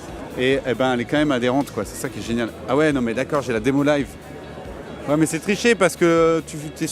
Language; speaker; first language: French; native; French